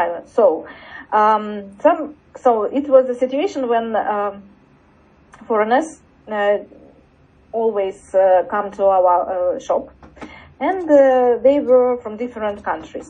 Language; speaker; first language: English; non-native, learner; Russian